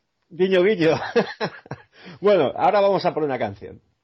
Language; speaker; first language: Spanish; native; Spanish